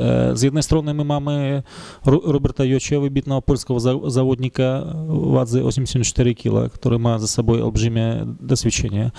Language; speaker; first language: Polish; non-native, fluent; Russian